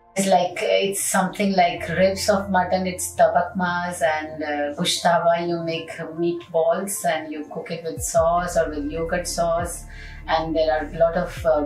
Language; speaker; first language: English; non-native, local second language; Hindi